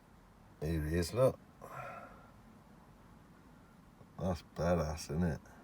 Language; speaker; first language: English; native; English